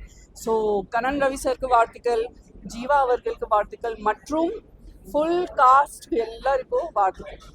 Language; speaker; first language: Tamil; non-native, fluent; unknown